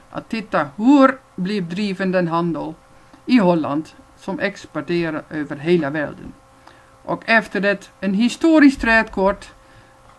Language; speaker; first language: Swedish; non-native, fluent; Dutch